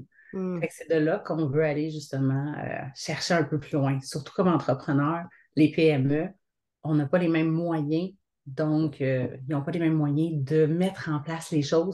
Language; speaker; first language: French; native; French